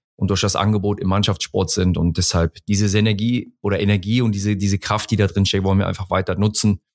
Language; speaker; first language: German; native; German